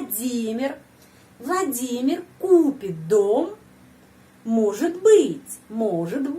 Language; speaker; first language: Russian; non-native, fluent; Indonesian